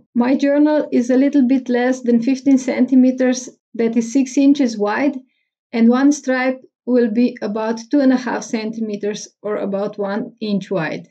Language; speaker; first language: English; non-native, fluent; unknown